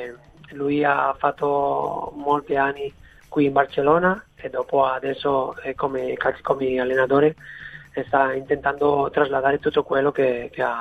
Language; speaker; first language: Italian; non-native, fluent; Spanish